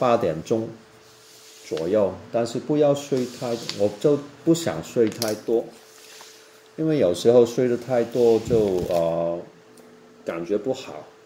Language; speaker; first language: Chinese; non-native, local second language; Cantonese